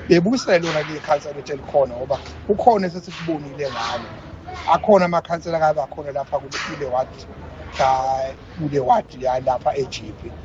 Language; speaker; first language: Zulu; native; Zulu